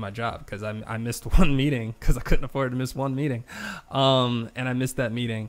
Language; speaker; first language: English; native; English